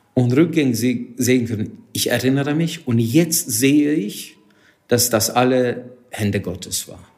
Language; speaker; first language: German; non-native, fluent; Hungarian